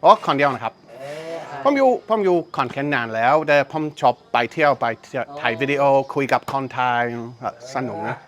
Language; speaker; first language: Thai; non-native, learner; English